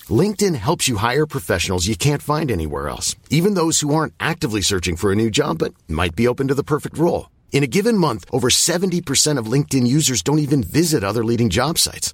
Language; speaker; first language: English; native; English